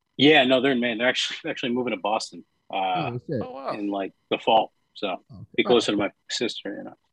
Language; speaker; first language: English; native; English